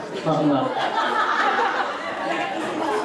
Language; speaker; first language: Japanese; non-native, fluent; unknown